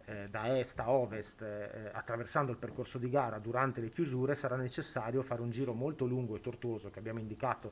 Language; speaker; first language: Italian; native; Italian